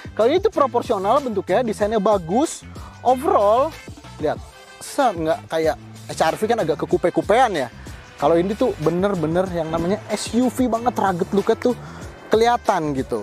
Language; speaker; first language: Indonesian; native; Indonesian